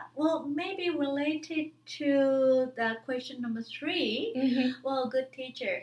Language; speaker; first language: English; non-native, fluent; Japanese